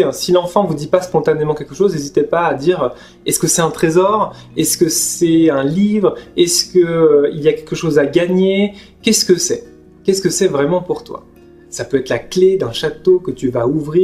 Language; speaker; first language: French; native; French